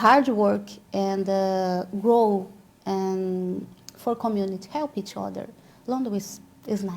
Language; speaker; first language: English; non-native, learner; Portuguese